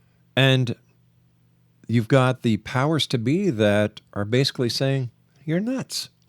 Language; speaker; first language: English; native; English